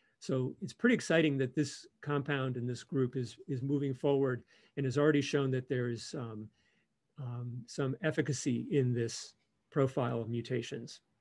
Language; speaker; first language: English; native; English